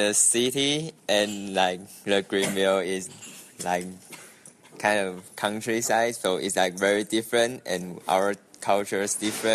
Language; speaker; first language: English; non-native, learner; Chinese